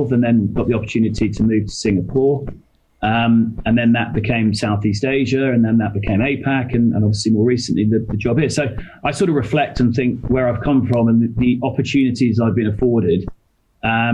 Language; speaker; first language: English; native; English